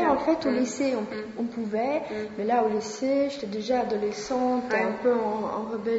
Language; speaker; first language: French; non-native, fluent; Swedish